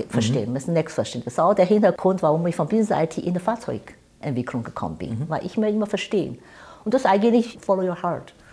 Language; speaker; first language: German; non-native, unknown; Chinese